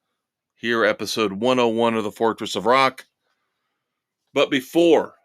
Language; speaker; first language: English; native; English